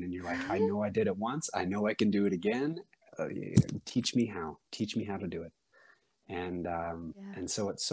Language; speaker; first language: English; native; English